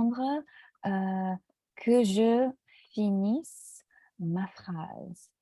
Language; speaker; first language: French; non-native, fluent; English